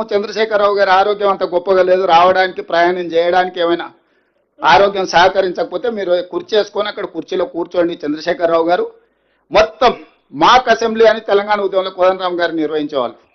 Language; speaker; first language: Telugu; native; Telugu